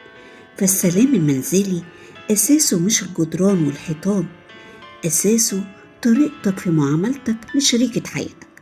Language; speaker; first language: Arabic; native; Arabic